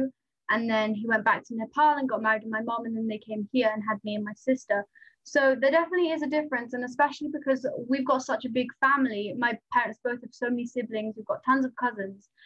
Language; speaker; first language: English; non-native, local second language; Nepali